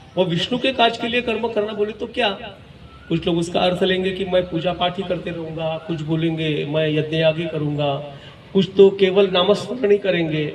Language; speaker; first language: Hindi; non-native, local second language; Marathi